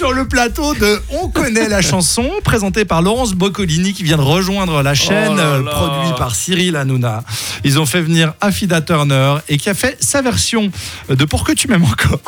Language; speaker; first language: French; native; French